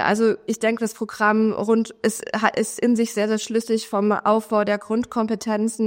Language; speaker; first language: German; native; German